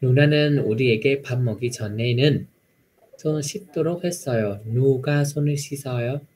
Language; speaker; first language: Korean; non-native, fluent; Vietnamese